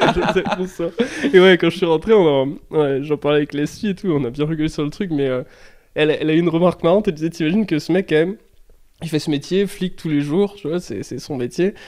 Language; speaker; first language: French; native; French